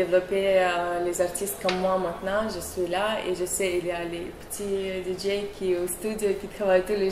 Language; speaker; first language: French; non-native, learner; Russian